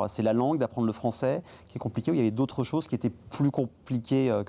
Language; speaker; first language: French; native; French